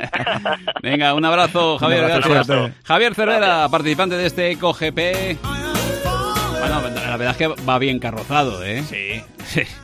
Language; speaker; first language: Spanish; native; Spanish